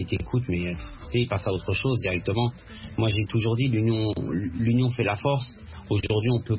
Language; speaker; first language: French; early bilingual, other home language; Arabic